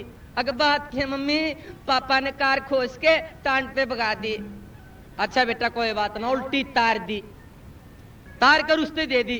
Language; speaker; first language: Hindi; non-native, local second language; Haryanvi